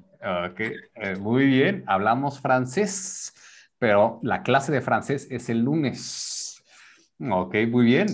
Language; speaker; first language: Spanish; native; Spanish